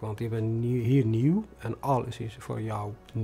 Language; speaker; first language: Dutch; non-native, fluent; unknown